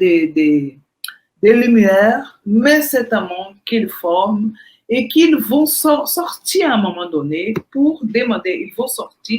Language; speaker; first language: French; non-native, fluent; Portuguese